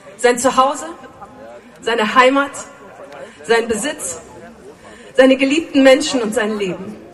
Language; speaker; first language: German; native; German